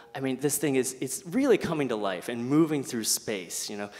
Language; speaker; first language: English; native; English